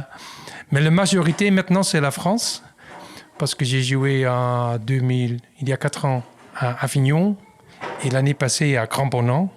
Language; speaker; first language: French; non-native, learner; Dutch